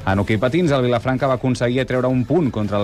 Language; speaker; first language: Catalan; native; Catalan